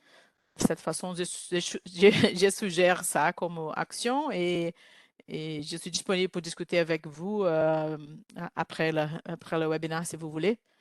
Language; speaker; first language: French; non-native, learner; Portuguese